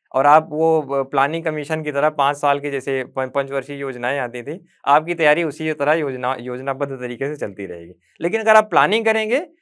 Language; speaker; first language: Hindi; native; Hindi